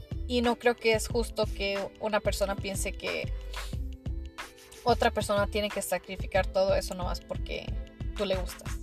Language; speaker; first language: Spanish; early bilingual, heritage; Spanish